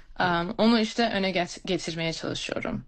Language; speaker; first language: Turkish; early bilingual, heritage; Turkish